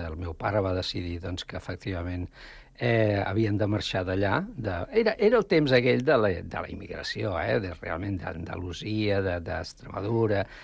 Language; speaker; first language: Catalan; non-native, local second language; Spanish